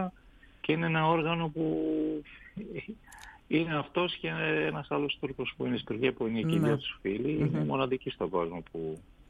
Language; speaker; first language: Greek; non-native, fluent; Armenian